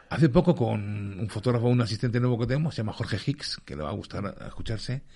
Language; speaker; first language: Spanish; early bilingual, other home language; English